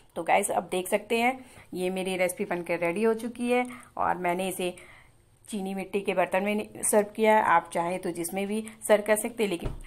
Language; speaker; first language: Hindi; native; Hindi